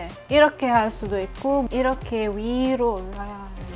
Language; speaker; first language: Korean; non-native, learner; Arabic